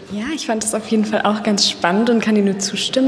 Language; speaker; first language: German; native; German